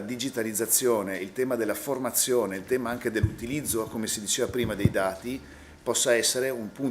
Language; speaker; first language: Italian; native; Italian